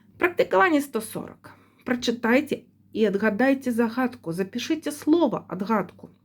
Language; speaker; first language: Belarusian; non-native, local second language; Russian